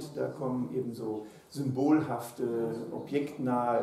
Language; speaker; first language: German; native; German